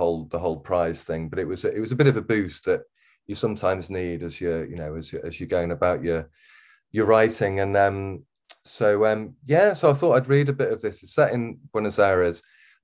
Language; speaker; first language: English; native; English